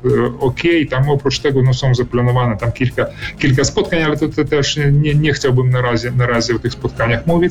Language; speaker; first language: Polish; early bilingual, heritage; Polish